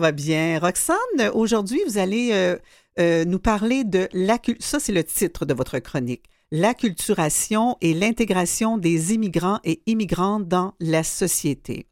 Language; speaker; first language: French; native; French